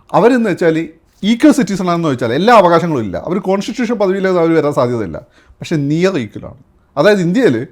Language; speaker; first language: Malayalam; native; Malayalam